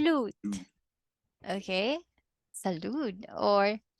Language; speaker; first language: Spanish; non-native, fluent; Filipino